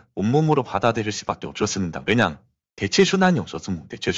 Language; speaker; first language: Korean; native; Korean